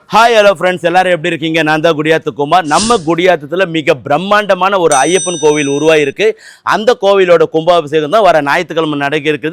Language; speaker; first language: Tamil; native; Tamil